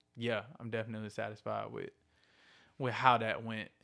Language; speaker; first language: English; native; English